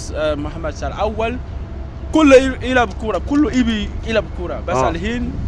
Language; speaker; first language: Arabic; non-native, learner; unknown